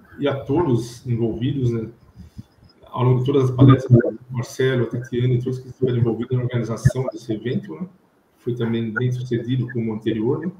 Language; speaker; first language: Portuguese; native; Portuguese